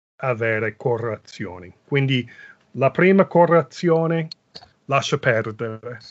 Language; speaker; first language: Italian; non-native, fluent; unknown